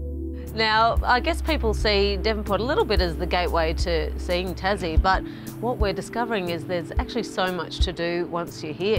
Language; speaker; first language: English; native; English